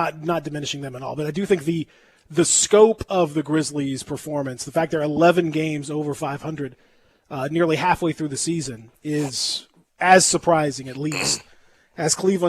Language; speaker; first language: English; native; English